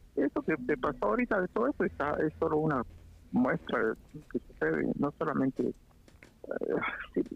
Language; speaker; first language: Spanish; native; Spanish